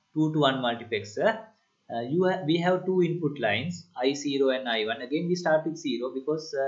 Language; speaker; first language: English; non-native, local second language; Sinhala